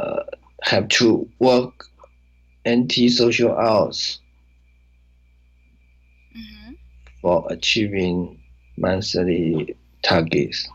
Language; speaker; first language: English; non-native, learner; Chinese